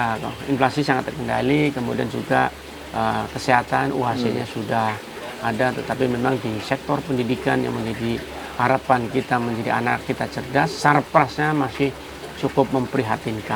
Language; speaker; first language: Indonesian; native; Indonesian